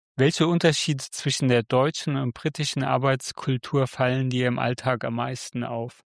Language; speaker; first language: German; native; German